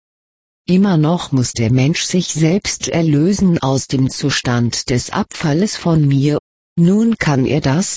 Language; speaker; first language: German; native; German